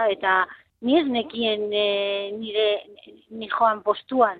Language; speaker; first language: Basque; non-native, local second language; Spanish